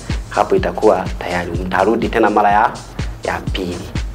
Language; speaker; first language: Swahili; non-native, local second language; Sukuma